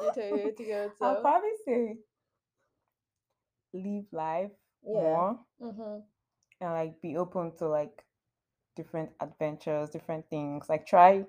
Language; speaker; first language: English; non-native, local second language; Yoruba